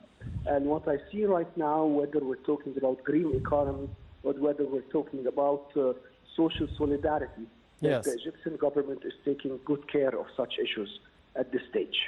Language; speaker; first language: English; non-native, fluent; Arabic